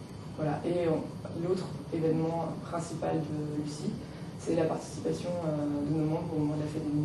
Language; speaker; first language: French; native; French